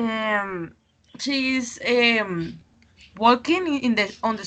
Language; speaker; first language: English; non-native, learner; Spanish